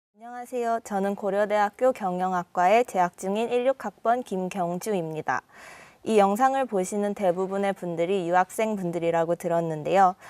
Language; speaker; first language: Korean; native; Korean